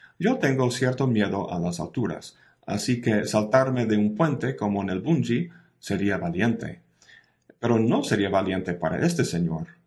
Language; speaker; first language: Spanish; non-native, fluent; English